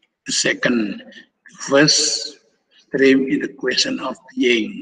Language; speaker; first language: English; non-native, fluent; Indonesian